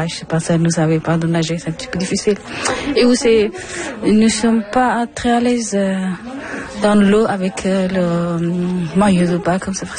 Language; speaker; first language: French; non-native, learner; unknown